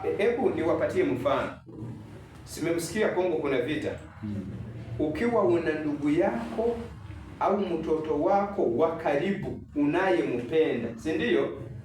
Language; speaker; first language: Swahili; non-native, local second language; Rundi